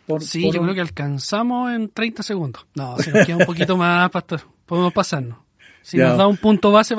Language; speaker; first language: Spanish; native; Spanish